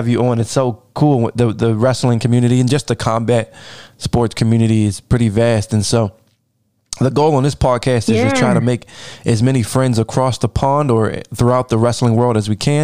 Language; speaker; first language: English; native; English